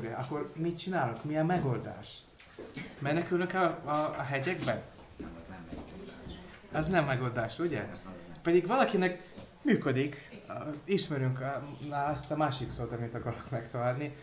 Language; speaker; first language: Hungarian; non-native, learner; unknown